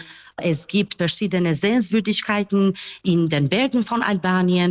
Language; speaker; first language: German; non-native, fluent; Albanian